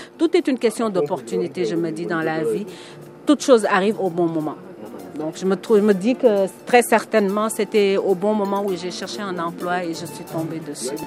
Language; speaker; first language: French; non-native, local second language; Wolof